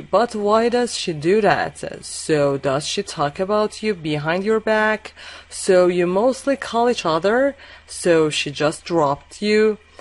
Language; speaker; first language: English; non-native, fluent; Persian